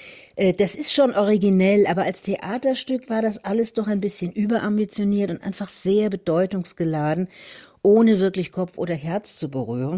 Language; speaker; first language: German; native; German